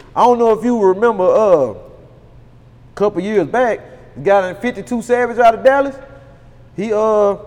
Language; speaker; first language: English; native; English